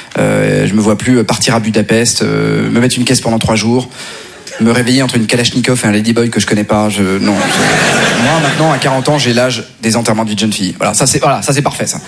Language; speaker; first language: French; native; French